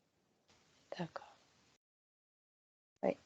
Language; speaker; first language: French; non-native, fluent; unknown